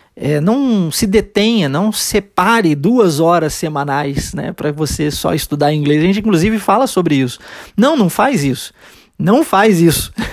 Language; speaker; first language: Portuguese; early bilingual, heritage; Portuguese